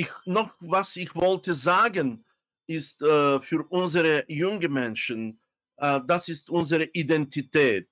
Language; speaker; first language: German; non-native, fluent; Romany